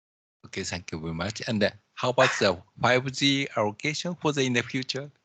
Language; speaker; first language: English; non-native, learner; Japanese